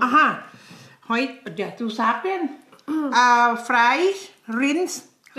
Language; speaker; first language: Thai; native; Thai